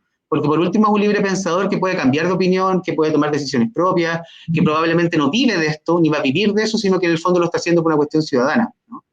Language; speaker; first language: Spanish; native; Spanish